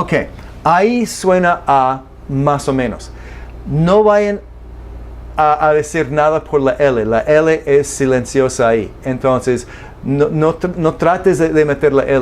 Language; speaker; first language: Spanish; non-native, fluent; English